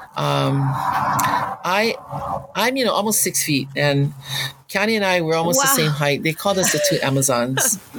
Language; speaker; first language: English; native; English